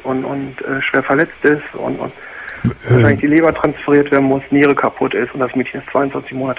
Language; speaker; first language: German; native; German